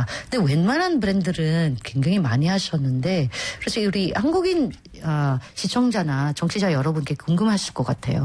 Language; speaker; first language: Korean; non-native, fluent; Filipino